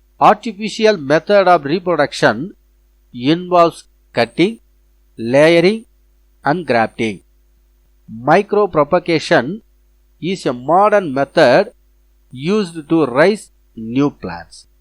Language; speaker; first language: English; non-native, local second language; Tamil